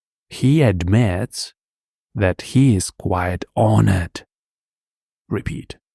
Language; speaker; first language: English; non-native, fluent; Ukrainian